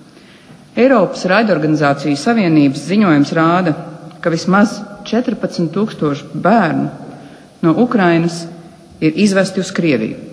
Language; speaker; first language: Latvian; native; Latvian